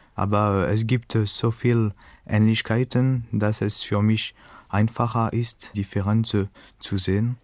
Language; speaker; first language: German; non-native, fluent; French